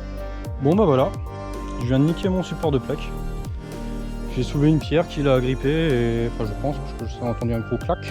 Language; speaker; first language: French; native; French